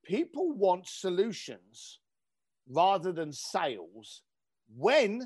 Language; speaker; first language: English; native; English